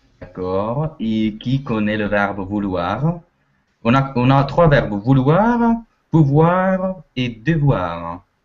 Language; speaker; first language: French; non-native, fluent; Russian